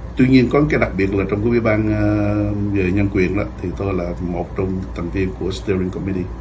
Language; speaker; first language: Vietnamese; native; Vietnamese